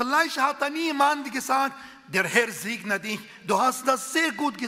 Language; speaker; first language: German; non-native, fluent; Arabic